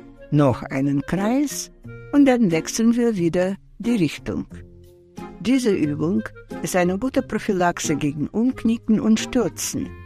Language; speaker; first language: German; non-native, fluent; Russian